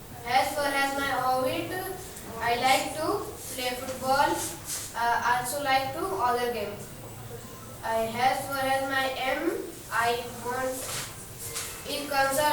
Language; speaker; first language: English; non-native, local second language; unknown